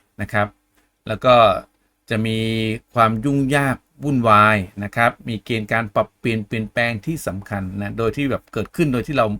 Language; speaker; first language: Thai; native; Thai